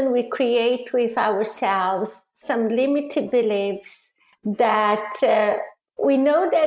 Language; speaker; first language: English; non-native, fluent; Portuguese